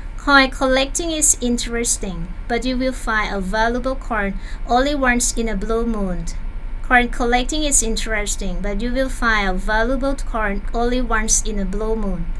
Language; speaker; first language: English; non-native, fluent; Thai